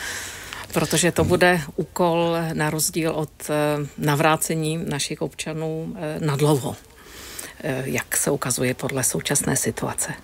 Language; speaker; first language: Czech; native; Czech